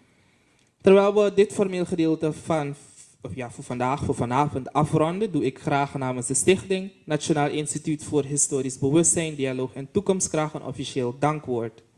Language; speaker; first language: Dutch; native; Dutch